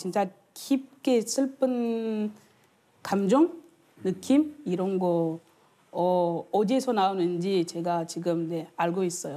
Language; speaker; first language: Korean; non-native, learner; French